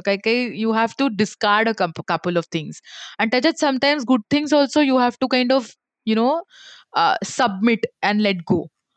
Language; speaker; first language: English; non-native, local second language; Marathi